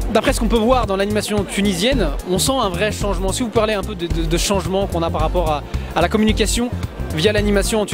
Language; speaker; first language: French; native; French